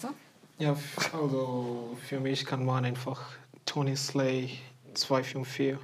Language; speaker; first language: German; non-native, fluent; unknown